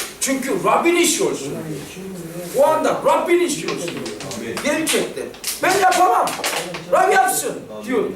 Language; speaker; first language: Turkish; non-native, fluent; Korean